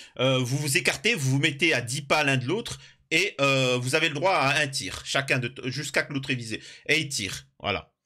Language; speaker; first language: French; native; French